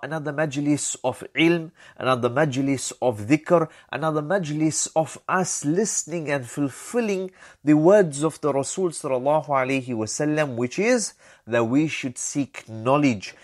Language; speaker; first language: English; native; English